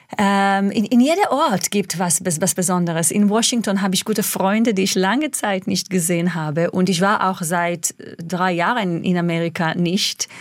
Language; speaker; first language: German; non-native, fluent; Hebrew